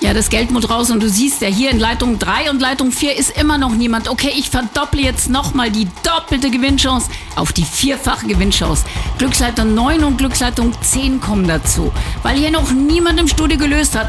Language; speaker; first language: German; native; German